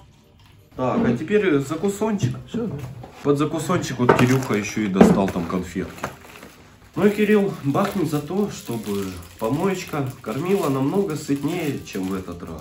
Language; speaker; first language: Russian; native; Russian